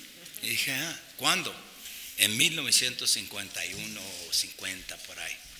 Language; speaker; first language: Spanish; non-native, fluent; English